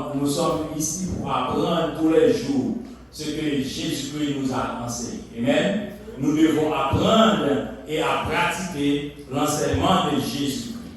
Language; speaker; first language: French; non-native, local second language; Haitian Creole